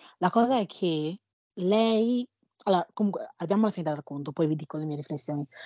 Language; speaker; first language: Italian; early bilingual, other home language; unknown